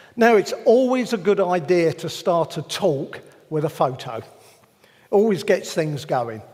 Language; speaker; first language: English; native; English